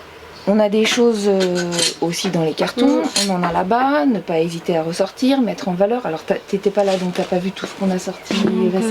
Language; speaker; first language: French; native; French